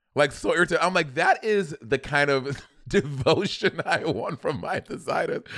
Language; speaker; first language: English; native; English